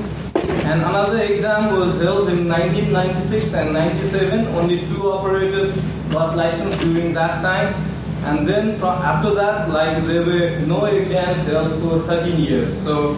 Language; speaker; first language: English; non-native, local second language; Nepali